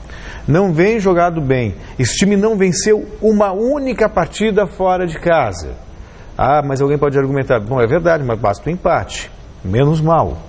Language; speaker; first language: Portuguese; native; Portuguese